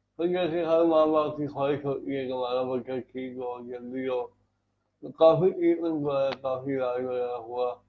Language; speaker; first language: Urdu; non-native, local second language; Northern Hindko